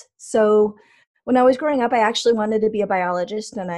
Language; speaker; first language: English; native; English